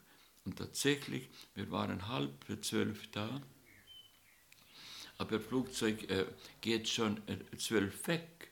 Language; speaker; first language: German; non-native, learner; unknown